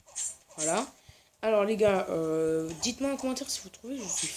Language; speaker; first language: French; native; French